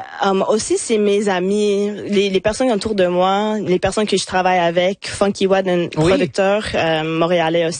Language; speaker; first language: French; non-native, local second language; English